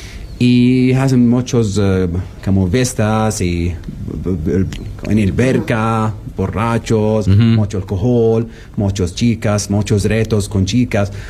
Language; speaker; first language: Spanish; non-native, learner; Arabic